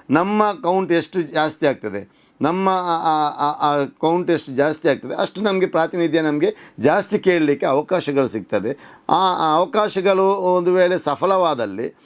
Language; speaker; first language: Kannada; non-native, local second language; Malayalam